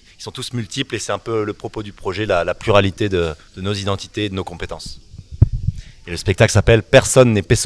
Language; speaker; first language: French; native; French